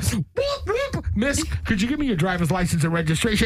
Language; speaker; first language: English; early bilingual, other home language; Spanish